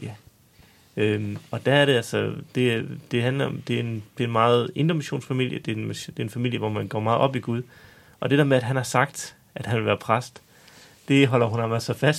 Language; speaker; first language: Danish; native; Danish